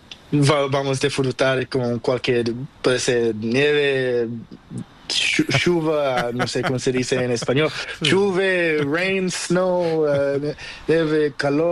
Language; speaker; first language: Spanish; non-native, learner; Portuguese